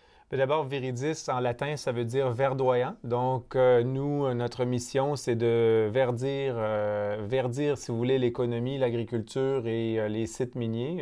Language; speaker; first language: French; native; French